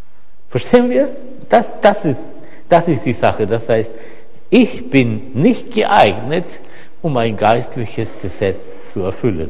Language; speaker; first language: German; non-native, fluent; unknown